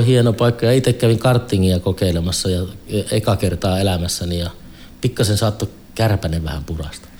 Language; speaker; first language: Finnish; native; Finnish